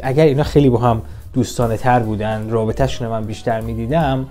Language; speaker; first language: Persian; native; Persian